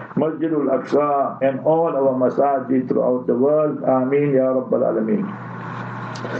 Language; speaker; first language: English; native; English